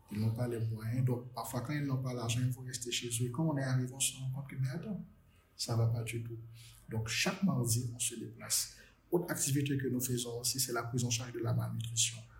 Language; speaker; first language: French; non-native, local second language; Haitian Creole